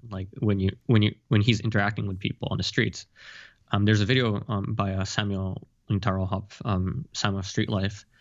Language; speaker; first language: English; early bilingual, heritage; Japanese